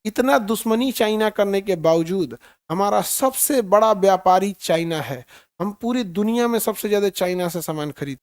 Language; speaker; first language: Hindi; native; Hindi